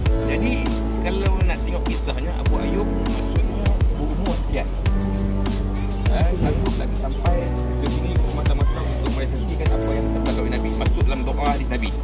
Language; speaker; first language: Malay; native; Malay